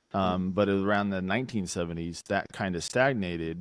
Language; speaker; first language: English; native; English